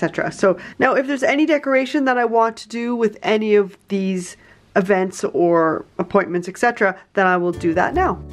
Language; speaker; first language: English; native; English